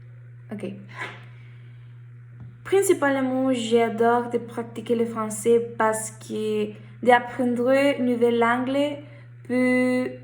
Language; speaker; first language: French; non-native, learner; Spanish